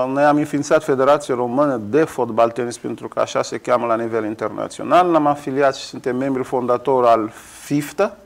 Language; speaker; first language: Romanian; non-native, fluent; Kabuverdianu